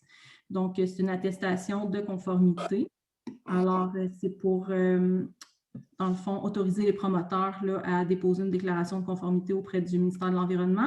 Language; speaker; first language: French; native; French